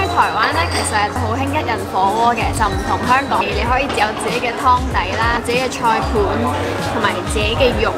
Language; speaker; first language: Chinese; non-native, local second language; Cantonese